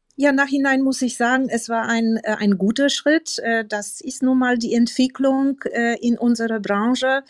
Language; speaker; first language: German; non-native, fluent; Polish